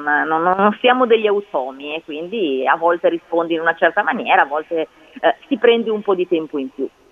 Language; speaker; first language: Italian; native; Italian